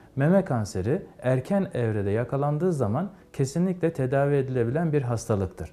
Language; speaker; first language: Turkish; native; Turkish